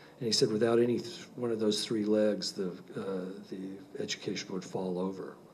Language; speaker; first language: English; native; English